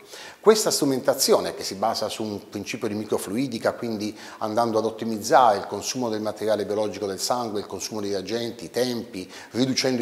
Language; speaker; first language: Italian; native; Italian